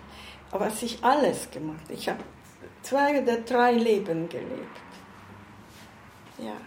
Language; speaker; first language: German; non-native, fluent; Hungarian